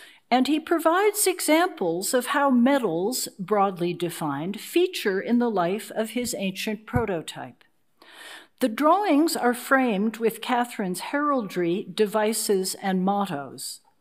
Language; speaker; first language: English; native; English